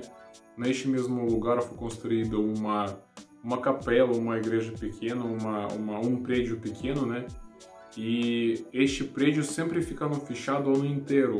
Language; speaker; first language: Portuguese; non-native, learner; Russian